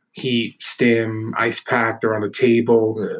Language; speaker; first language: English; native; English